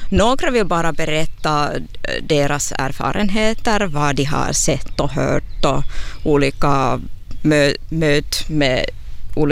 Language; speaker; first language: Swedish; non-native, local second language; Finnish